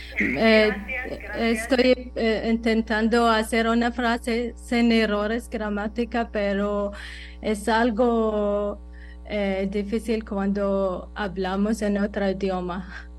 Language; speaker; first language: Spanish; non-native, learner; Arabic